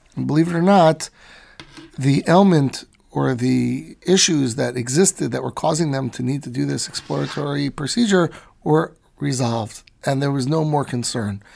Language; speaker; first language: English; native; English